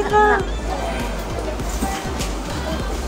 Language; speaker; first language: Japanese; native; Japanese